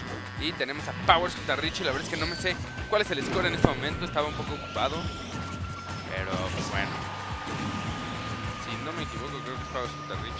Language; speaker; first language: Spanish; native; Spanish